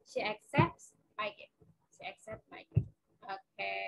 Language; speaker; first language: English; non-native, fluent; Indonesian